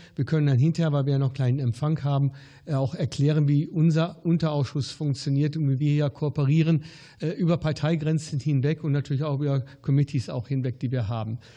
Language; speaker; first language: German; native; German